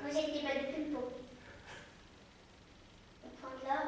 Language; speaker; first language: French; native; French